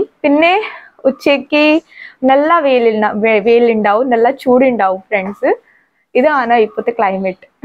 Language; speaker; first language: Malayalam; non-native, learner; Hindi